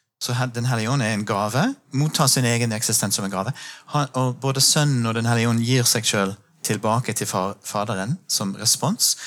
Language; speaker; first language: Norwegian; non-native, fluent; English